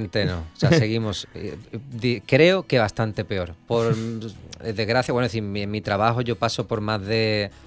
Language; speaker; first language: Spanish; native; Spanish